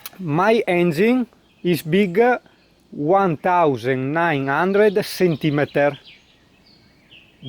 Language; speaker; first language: English; non-native, learner; Italian